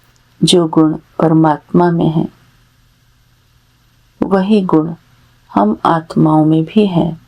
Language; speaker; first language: Hindi; native; Hindi